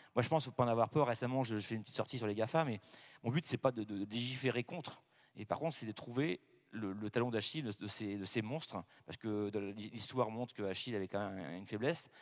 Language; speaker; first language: French; native; French